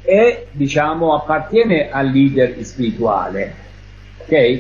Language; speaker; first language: Italian; non-native, fluent; Persian